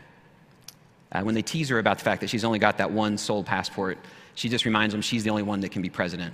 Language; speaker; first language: English; native; English